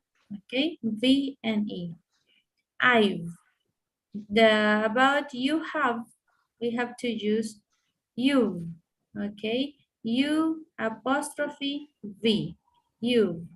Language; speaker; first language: English; non-native, fluent; Spanish